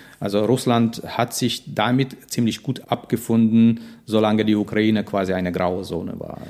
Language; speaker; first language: German; non-native, fluent; Russian